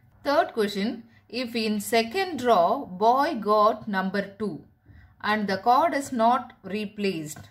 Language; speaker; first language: English; non-native, local second language; Tamil